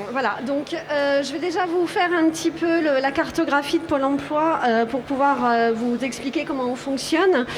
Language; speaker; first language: French; native; French